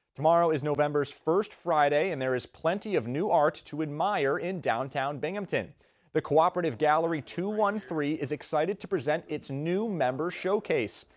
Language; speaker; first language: English; native; English